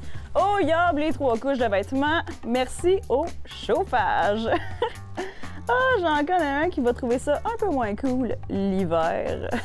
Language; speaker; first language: French; native; French